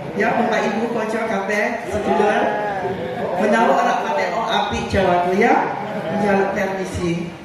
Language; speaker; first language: Javanese; early bilingual, heritage; Javanese